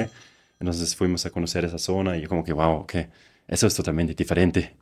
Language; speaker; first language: Spanish; non-native, fluent; German